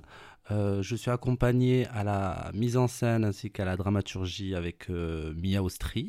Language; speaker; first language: French; native; French